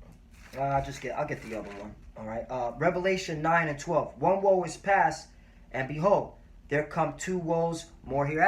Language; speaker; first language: English; native; English